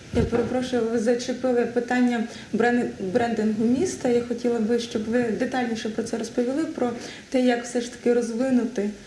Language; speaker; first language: Ukrainian; native; Ukrainian